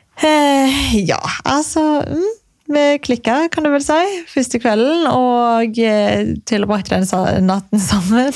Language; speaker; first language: Norwegian; native; Norwegian